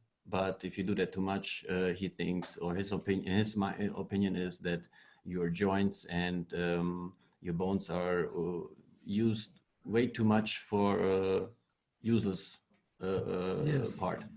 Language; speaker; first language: English; non-native, fluent; Croatian